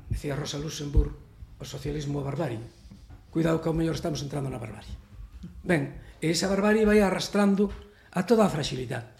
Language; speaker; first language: Galician; native; Galician